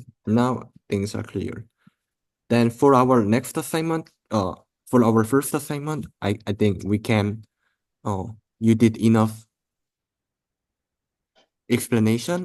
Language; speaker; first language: English; non-native, learner; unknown